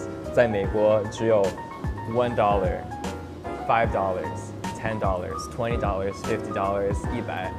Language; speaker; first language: Chinese; non-native, fluent; English